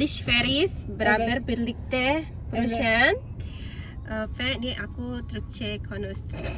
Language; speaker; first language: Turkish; non-native, learner; Indonesian